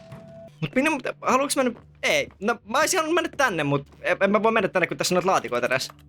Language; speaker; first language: Finnish; native; Finnish